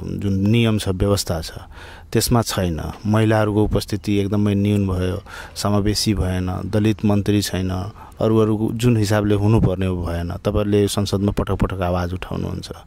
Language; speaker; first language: Nepali; non-native, local second language; Bhojpuri